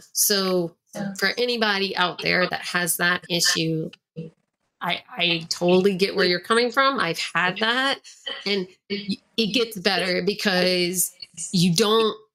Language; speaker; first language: English; native; English